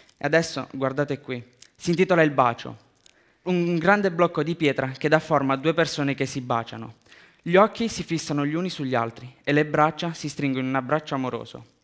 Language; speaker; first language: Italian; early bilingual, other home language; Romanian